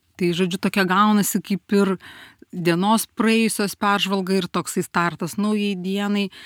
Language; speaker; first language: Lithuanian; native; Lithuanian